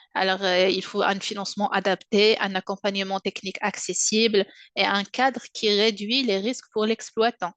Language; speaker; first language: French; non-native, local second language; Arabic